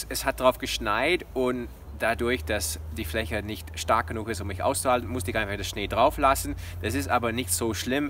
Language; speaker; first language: German; non-native, fluent; English